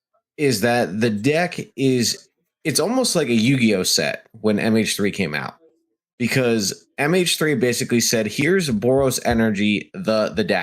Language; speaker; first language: English; native; English